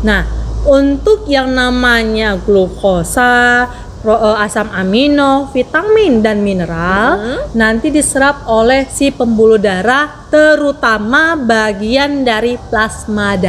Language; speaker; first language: Indonesian; native; Indonesian